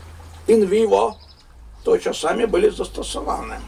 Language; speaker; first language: Polish; non-native, fluent; Russian